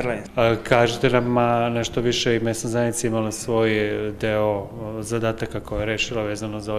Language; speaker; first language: Serbian; native; Serbian